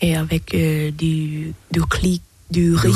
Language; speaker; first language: French; non-native, learner; Thai